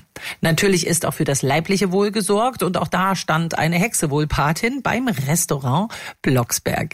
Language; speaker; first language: German; native; German